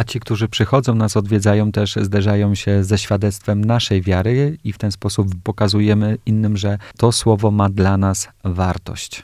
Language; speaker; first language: Polish; native; Polish